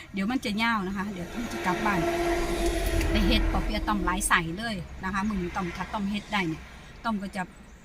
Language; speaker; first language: Thai; native; Thai